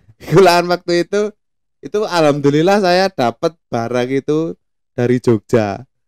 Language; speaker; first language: Indonesian; non-native, local second language; Javanese